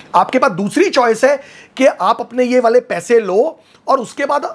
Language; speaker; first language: Hindi; native; Hindi